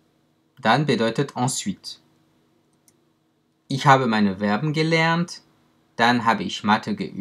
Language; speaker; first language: German; non-native, fluent; French